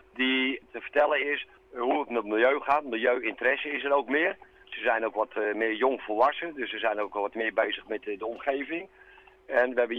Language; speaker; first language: Dutch; native; Dutch